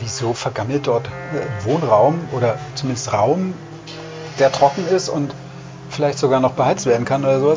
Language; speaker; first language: German; native; German